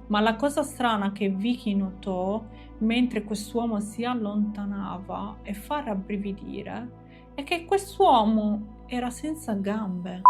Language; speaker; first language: Italian; native; Italian